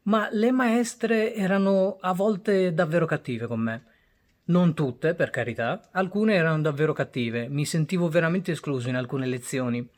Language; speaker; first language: Italian; early bilingual, other home language; Bangla